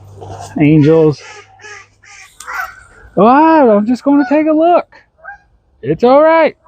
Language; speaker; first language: English; native; English